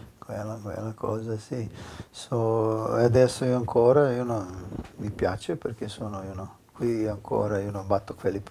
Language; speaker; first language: Italian; non-native, learner; Serbian